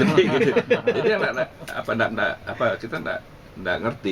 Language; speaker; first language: Indonesian; non-native, local second language; Javanese